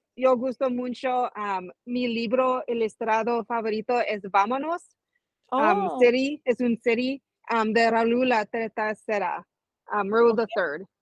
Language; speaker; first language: Spanish; early bilingual, heritage; Spanish